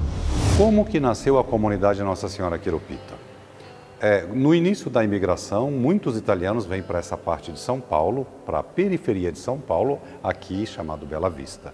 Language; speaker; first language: Portuguese; native; Portuguese